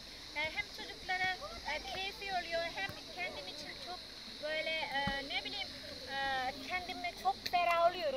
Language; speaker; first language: Turkish; non-native, learner; Indonesian